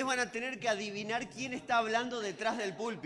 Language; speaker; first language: Spanish; native; Spanish